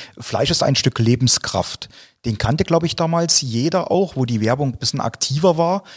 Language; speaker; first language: German; native; German